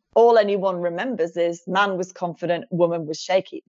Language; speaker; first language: English; native; English